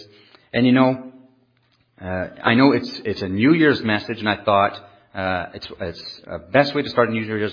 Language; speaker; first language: English; non-native, fluent; French